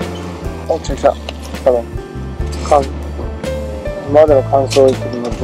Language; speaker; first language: Japanese; native; Japanese